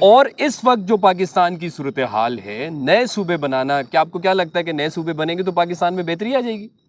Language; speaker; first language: Urdu; non-native, local second language; Pashto